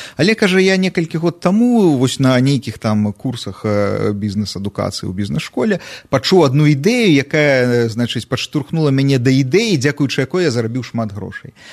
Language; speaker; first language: Belarusian; non-native, local second language; Russian